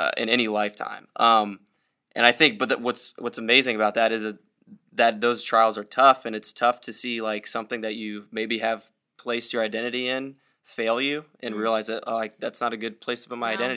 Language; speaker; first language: English; native; English